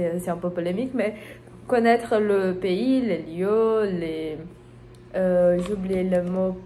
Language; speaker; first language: French; non-native, learner; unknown